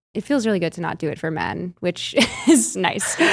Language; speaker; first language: English; early bilingual, other home language; Filipino